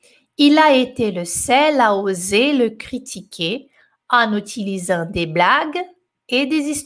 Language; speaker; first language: French; non-native, fluent; Portuguese